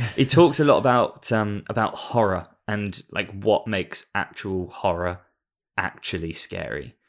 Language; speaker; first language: English; native; English